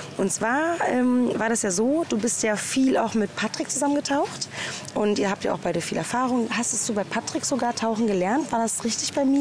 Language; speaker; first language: German; native; German